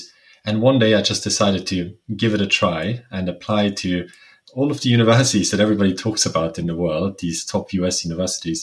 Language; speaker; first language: English; non-native, fluent; German